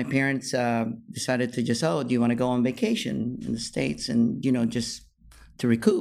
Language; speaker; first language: English; non-native, local second language; Filipino